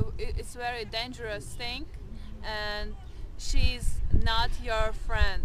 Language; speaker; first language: English; non-native, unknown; Russian